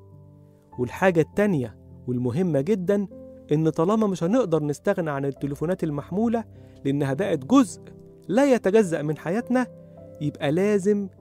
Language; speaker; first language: Arabic; native; Arabic